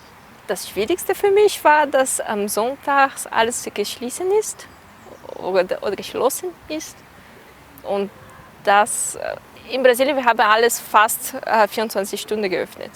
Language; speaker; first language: German; non-native, learner; Portuguese